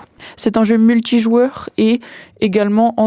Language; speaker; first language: French; native; French